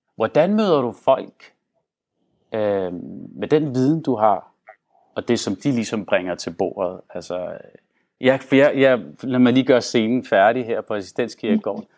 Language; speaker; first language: Danish; non-native, local second language; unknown